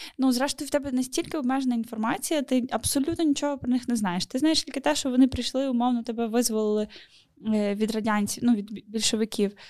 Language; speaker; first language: Ukrainian; native; Ukrainian